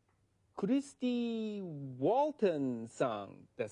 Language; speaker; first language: Japanese; non-native, fluent; English